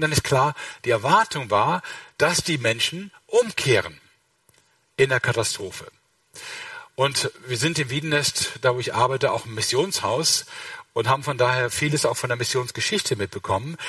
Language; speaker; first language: German; native; German